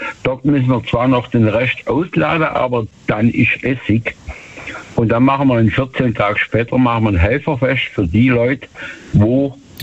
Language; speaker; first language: German; native; German